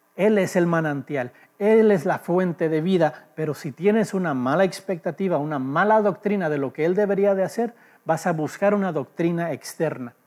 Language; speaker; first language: Spanish; early bilingual, heritage; Spanish